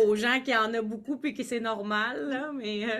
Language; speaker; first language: French; native; French